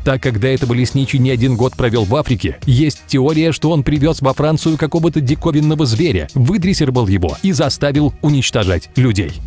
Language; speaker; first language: Russian; native; Russian